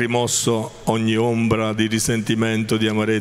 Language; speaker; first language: Italian; native; Italian